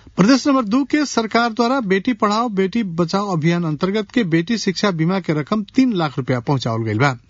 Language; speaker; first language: Bhojpuri; non-native, local second language; Nepali